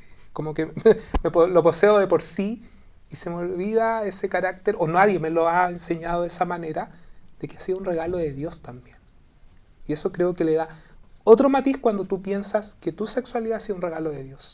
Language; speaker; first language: Spanish; native; Spanish